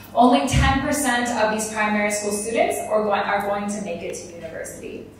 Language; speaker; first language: English; native; English